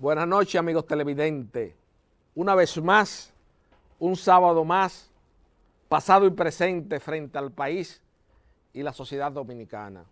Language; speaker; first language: Spanish; native; Spanish